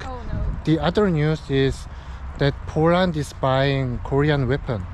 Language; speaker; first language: English; non-native, learner; Korean